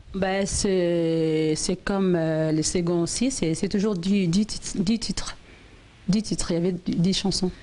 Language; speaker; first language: French; non-native, local second language; Lingala